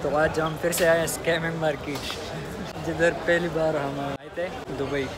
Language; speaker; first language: Urdu; native; Urdu